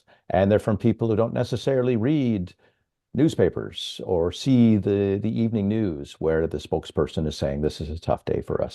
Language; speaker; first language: English; native; English